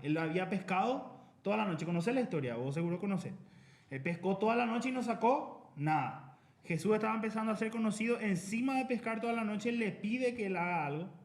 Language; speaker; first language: Spanish; native; Spanish